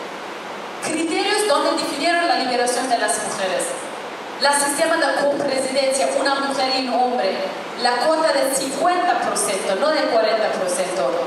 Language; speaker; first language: Spanish; non-native, fluent; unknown